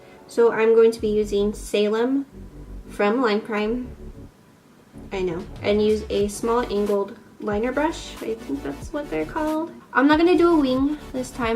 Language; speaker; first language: English; native; English